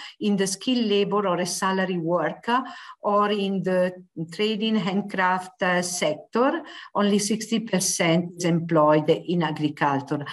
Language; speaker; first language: English; non-native, fluent; Italian